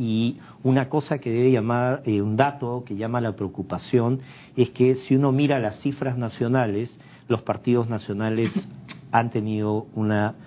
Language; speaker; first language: Spanish; native; Spanish